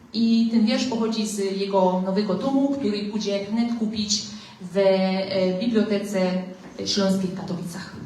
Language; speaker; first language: Polish; native; Polish